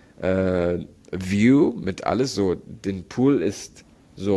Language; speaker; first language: German; non-native, learner; Arabic